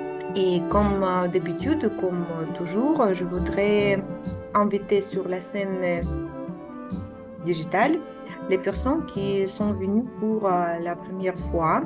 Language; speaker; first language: French; non-native, fluent; Russian